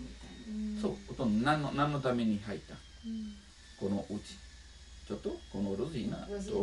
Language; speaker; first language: Japanese; non-native, learner; Italian